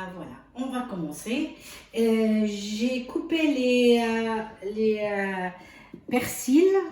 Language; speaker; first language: French; non-native, fluent; Arabic